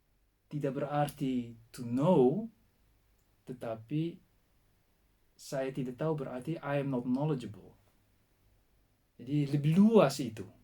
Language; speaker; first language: Indonesian; non-native, fluent; Dutch